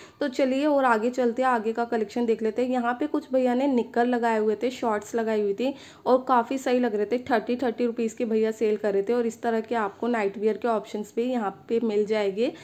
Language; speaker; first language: Hindi; native; Hindi